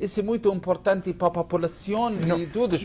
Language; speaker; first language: Spanish; non-native, learner; Hebrew